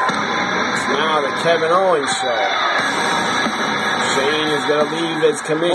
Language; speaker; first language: English; native; English